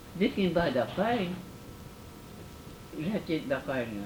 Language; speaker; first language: English; early bilingual, other home language; Japanese